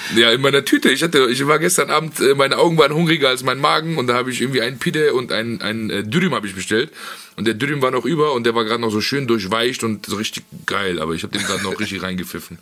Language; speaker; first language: German; early bilingual, other home language; Persian